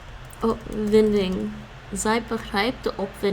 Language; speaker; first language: Dutch; non-native, learner; English